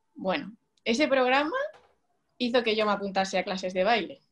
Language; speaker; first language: Spanish; native; Spanish